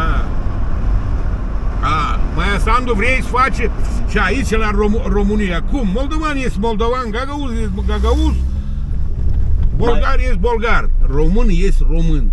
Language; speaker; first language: Romanian; non-native, local second language; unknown